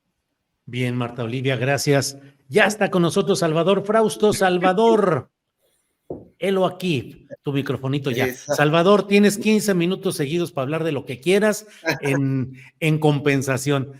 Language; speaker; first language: Spanish; native; Spanish